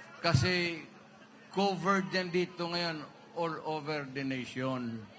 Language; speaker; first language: Filipino; non-native, local second language; Cebuano